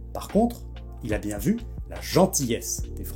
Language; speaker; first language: French; native; French